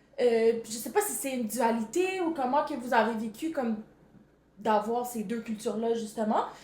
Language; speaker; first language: French; native; French